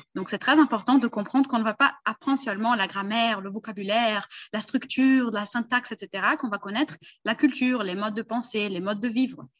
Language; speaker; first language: French; early bilingual, heritage; Portuguese